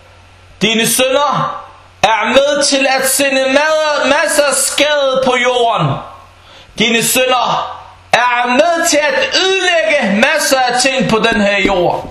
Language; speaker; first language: Danish; non-native, fluent; Arabic